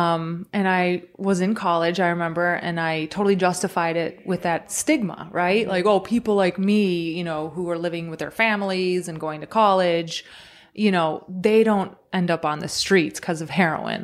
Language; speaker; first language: English; early bilingual, other home language; Croatian